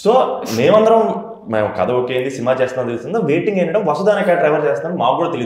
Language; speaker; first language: Telugu; native; Telugu